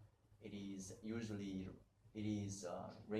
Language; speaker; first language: English; non-native, learner; Vietnamese